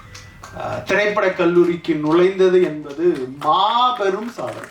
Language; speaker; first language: Tamil; native; Tamil